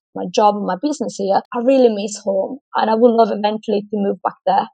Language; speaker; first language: English; non-native, fluent; Italian